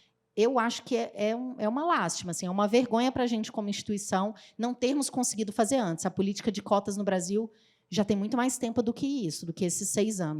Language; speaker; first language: Portuguese; native; Portuguese